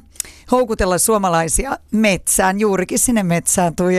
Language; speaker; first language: Finnish; native; Finnish